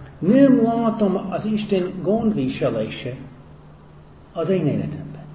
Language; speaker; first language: Hungarian; non-native, fluent; English